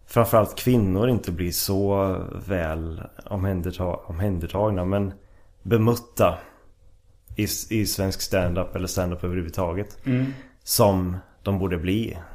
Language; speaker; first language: Swedish; native; Swedish